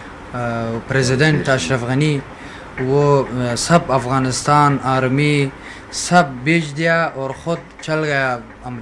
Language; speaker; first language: Hindi; non-native, learner; Persian